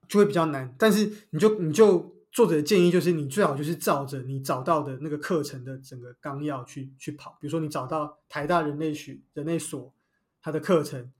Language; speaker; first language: Chinese; native; Chinese